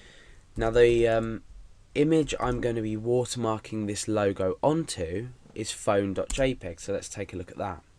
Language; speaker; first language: English; native; English